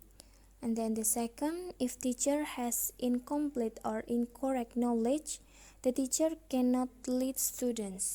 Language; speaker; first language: English; non-native, learner; Indonesian